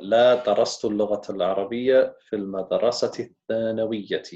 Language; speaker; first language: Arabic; non-native, fluent; English